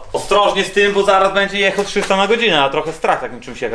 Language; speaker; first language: Polish; native; Polish